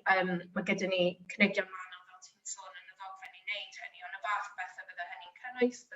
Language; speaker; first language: Welsh; native; Welsh